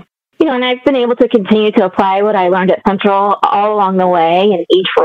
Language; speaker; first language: English; native; English